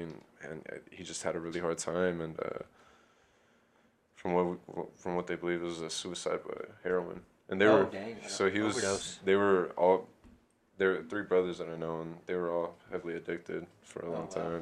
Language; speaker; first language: English; native; English